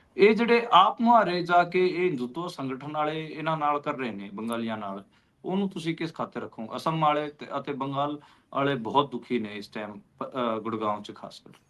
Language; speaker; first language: Punjabi; non-native, local second language; Hindi